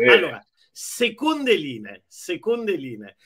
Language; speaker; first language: Italian; native; Italian